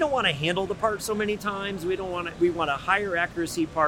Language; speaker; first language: English; native; English